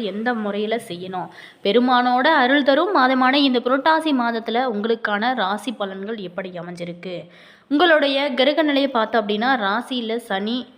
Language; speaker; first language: Tamil; native; Tamil